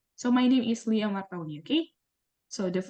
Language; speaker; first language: English; non-native, learner; Indonesian